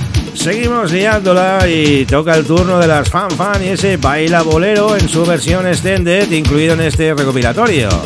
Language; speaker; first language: Spanish; native; Spanish